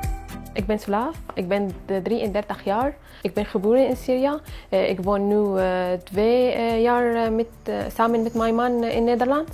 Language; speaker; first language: Dutch; non-native, learner; Arabic